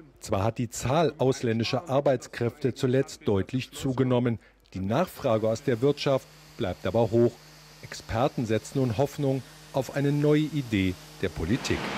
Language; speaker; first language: German; native; German